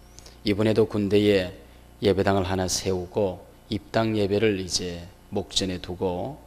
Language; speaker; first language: Korean; native; Korean